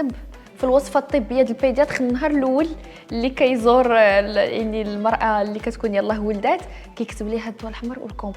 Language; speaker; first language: Arabic; native; Arabic